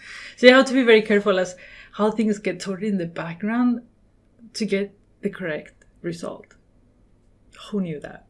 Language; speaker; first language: English; non-native, fluent; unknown